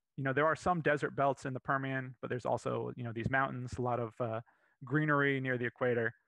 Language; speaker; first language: English; native; English